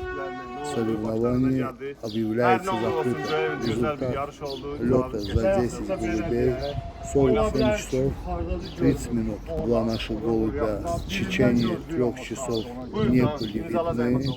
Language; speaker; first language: Russian; non-native, local second language; Azerbaijani